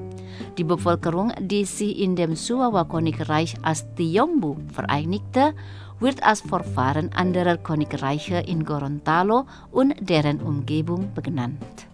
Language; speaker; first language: German; non-native, fluent; Indonesian